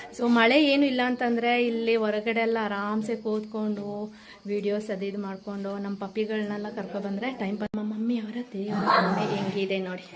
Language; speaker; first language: Kannada; non-native, local second language; Kodava